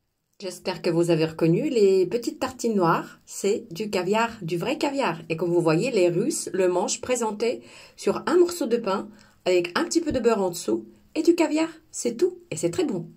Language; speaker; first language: French; non-native, fluent; Russian